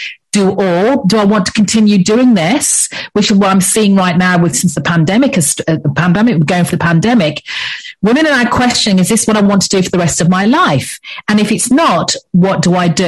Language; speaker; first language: English; native; English